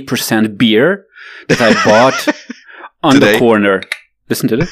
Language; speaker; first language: English; non-native, fluent; Romanian